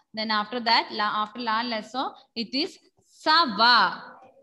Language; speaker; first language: English; non-native, local second language; Malayalam